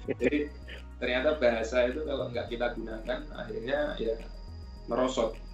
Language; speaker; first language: Indonesian; native; Indonesian